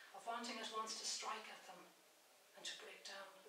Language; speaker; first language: English; native; English